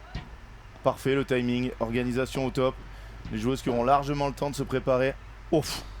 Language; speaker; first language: French; native; French